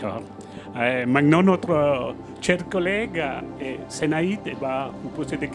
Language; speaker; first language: French; non-native, fluent; Spanish